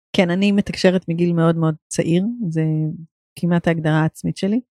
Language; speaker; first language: Hebrew; native; Hebrew